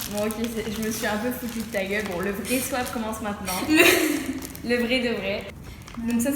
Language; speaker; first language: French; native; French